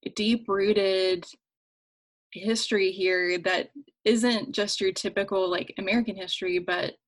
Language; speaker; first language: English; native; English